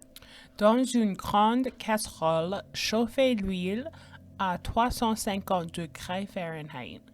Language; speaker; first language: French; non-native, fluent; English